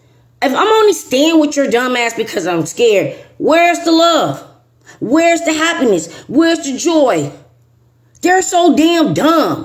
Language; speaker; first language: English; native; English